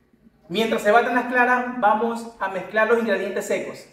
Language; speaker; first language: Spanish; native; Spanish